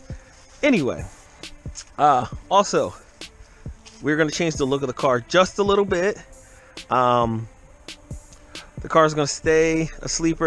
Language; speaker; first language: English; native; English